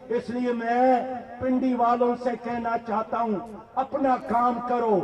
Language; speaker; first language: Urdu; non-native, local second language; Pashto